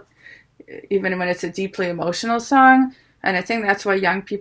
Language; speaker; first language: English; early bilingual, other home language; Ukrainian